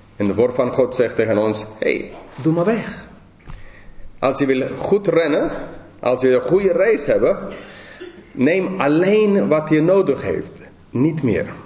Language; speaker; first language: Dutch; non-native, fluent; English